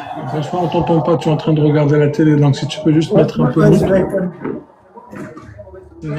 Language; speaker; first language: French; native; French